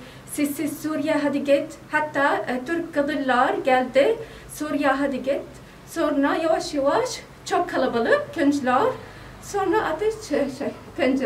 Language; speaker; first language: Turkish; non-native, learner; Arabic